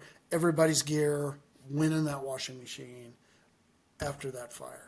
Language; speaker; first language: English; native; English